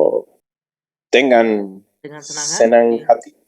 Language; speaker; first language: Indonesian; non-native, learner; English